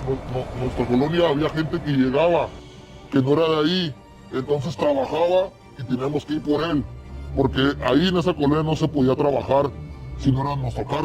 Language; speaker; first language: Spanish; native; Spanish